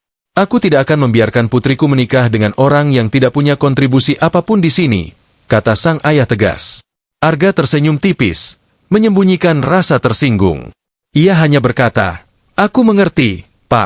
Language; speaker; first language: Indonesian; native; Indonesian